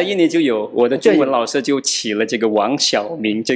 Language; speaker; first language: Chinese; non-native, fluent; Madurese